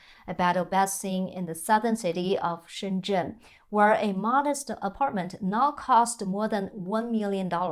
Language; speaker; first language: English; non-native, fluent; Chinese